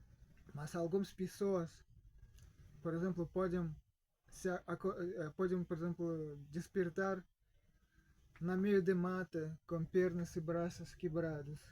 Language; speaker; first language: Portuguese; non-native, fluent; Russian